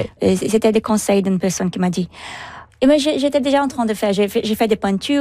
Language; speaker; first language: French; non-native, learner; Portuguese